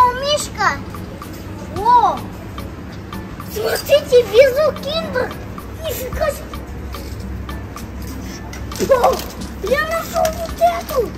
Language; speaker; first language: Russian; non-native, local second language; Kazakh